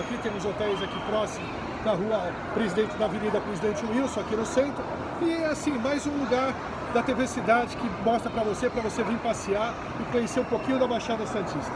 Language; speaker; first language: Portuguese; native; Portuguese